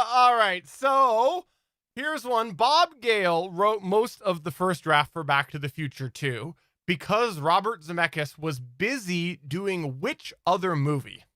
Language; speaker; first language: English; native; English